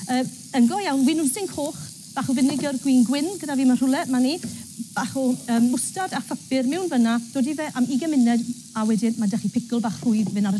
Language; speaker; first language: Welsh; native; Welsh